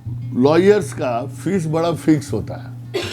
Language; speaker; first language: Hindi; native; Hindi